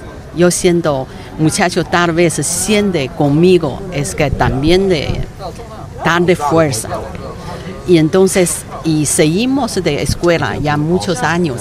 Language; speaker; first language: Spanish; non-native, learner; Chinese